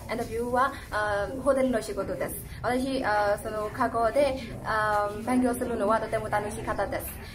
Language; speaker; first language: Japanese; non-native, learner; Burmese